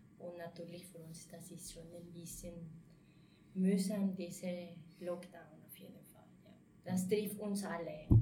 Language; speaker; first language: German; non-native, fluent; Spanish